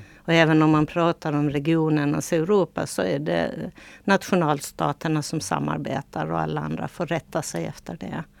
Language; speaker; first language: Swedish; native; Swedish